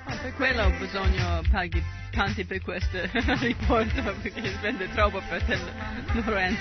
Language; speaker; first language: Italian; non-native, learner; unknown